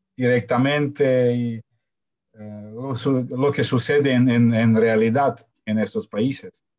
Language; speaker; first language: Spanish; non-native, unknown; Russian